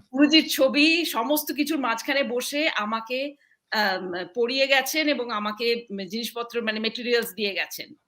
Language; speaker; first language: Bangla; native; Bangla